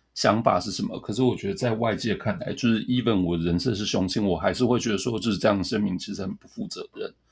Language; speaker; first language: Chinese; native; Chinese